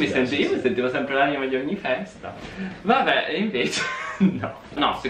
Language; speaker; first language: Italian; native; Italian